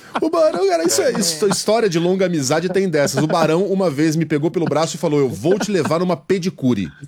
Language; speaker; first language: Portuguese; native; Portuguese